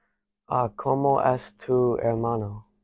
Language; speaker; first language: Spanish; non-native, learner; English